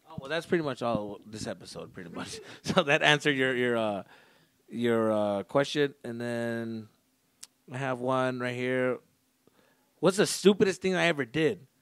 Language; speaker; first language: English; early bilingual, other home language; Spanish